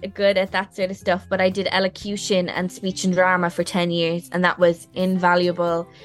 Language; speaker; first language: English; native; English